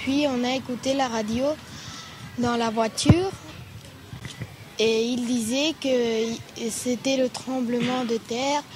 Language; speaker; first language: French; non-native, fluent; Spanish